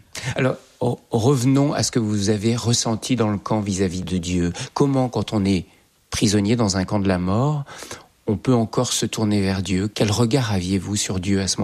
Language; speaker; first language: French; native; French